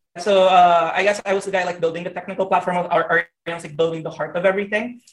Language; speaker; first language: English; non-native, local second language; Hiligaynon